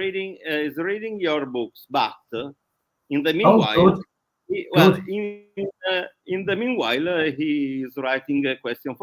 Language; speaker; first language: English; non-native, learner; Italian